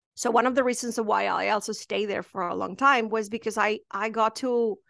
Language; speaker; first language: English; non-native, fluent; Spanish